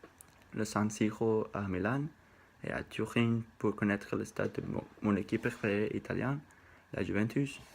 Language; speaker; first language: French; non-native, learner; Spanish